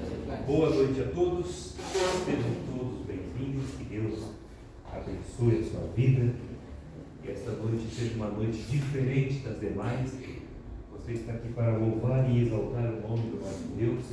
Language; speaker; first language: Portuguese; native; Portuguese